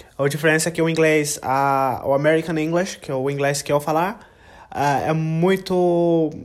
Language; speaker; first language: Portuguese; non-native, learner; English